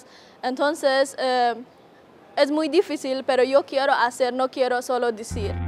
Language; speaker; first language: Spanish; non-native, learner; Persian